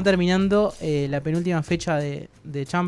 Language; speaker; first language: Spanish; native; Spanish